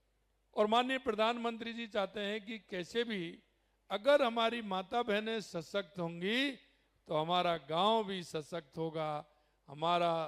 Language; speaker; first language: Hindi; native; Hindi